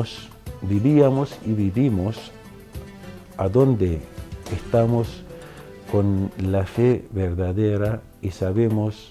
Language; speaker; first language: Spanish; non-native, fluent; Arabic